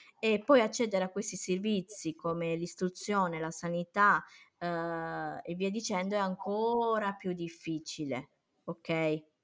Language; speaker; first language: Italian; early bilingual, other home language; Romany